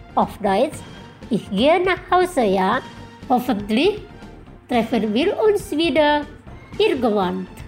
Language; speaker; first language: German; non-native, fluent; Indonesian